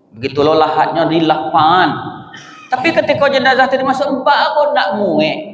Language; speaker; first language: Malay; non-native, local second language; Minangkabau